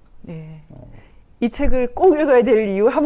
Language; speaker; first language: Korean; native; Korean